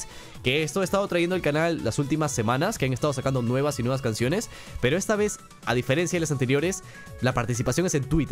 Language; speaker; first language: Spanish; native; Spanish